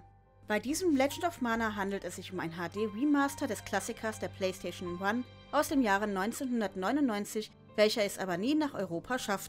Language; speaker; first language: German; native; German